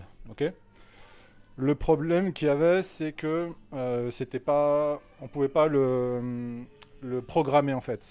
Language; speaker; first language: French; native; French